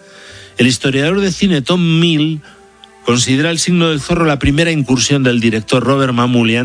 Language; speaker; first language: Spanish; native; Spanish